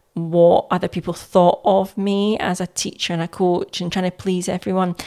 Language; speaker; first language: English; native; English